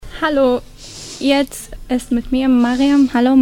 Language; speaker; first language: German; non-native, learner; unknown